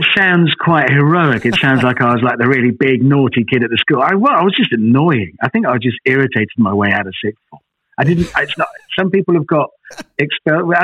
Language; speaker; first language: English; native; English